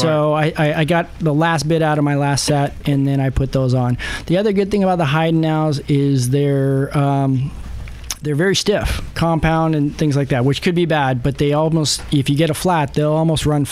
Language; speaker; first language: English; native; English